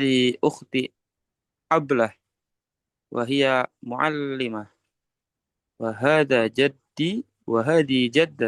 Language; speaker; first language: Arabic; non-native, learner; Indonesian